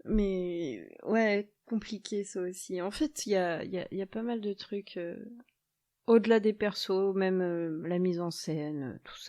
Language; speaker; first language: French; native; French